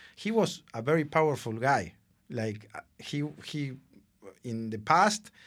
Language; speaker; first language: English; non-native, fluent; Spanish